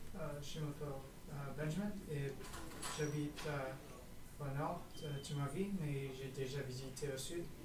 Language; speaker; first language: French; non-native, learner; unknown